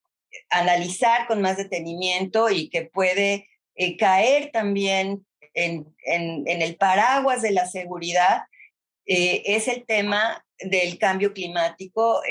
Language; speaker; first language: Spanish; native; Spanish